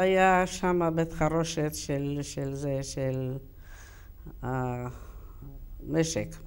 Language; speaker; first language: Hebrew; non-native, learner; Yiddish